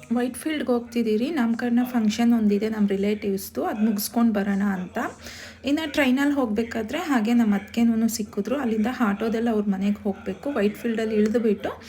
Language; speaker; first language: Kannada; non-native, local second language; Telugu